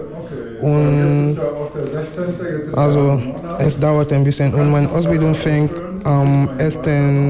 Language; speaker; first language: German; non-native, fluent; French